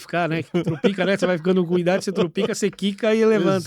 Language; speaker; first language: Portuguese; native; Portuguese